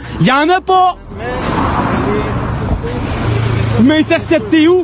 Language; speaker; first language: French; native; French